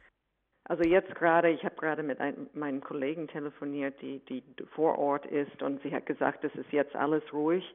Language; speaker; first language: German; non-native, fluent; English